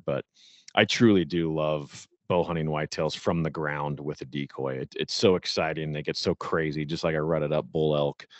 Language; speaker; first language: English; native; English